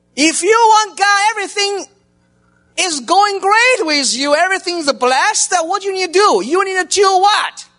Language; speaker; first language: English; non-native, learner; Chinese